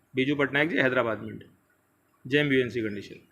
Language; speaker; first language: Hindi; native; Hindi